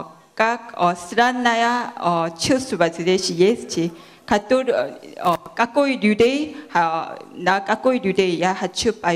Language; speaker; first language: Russian; non-native, learner; Korean